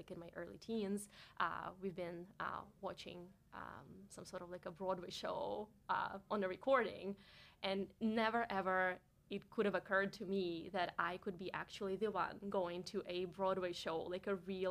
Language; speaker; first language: English; non-native, fluent; Russian